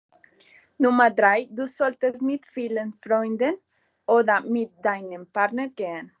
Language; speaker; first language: German; non-native, learner; Spanish